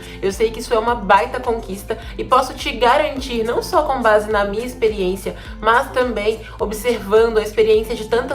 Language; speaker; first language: Portuguese; native; Portuguese